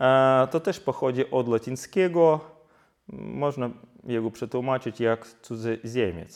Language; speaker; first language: Polish; non-native, fluent; Ukrainian